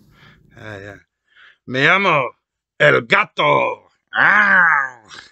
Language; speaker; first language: Spanish; non-native, learner; English